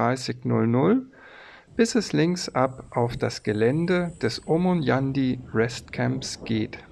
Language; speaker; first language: German; native; German